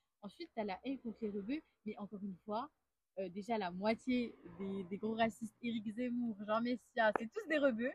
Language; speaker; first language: French; native; French